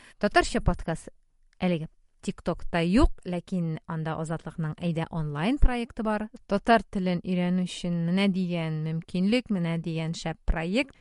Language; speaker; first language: Tatar; native; Tatar